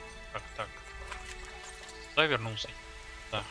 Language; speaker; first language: Russian; native; Russian